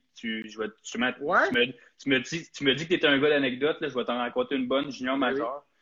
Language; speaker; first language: French; native; French